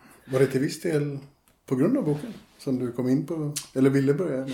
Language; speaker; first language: Swedish; native; Swedish